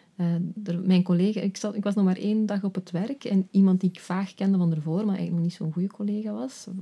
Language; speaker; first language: Dutch; native; Dutch